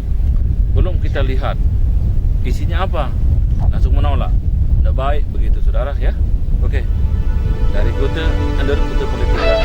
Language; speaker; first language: Indonesian; non-native, local second language; Sasak